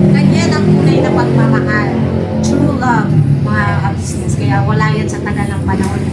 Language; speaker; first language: Filipino; native; Filipino